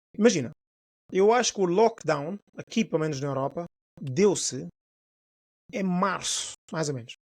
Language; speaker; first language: Portuguese; non-native, local second language; Upper Guinea Crioulo